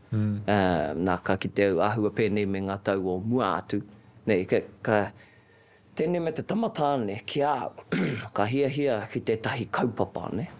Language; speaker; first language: Māori; non-native, local second language; English